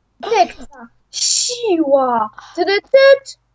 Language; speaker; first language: Polish; native; Polish